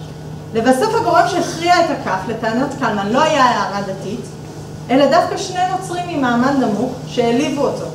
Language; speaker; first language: Hebrew; native; Hebrew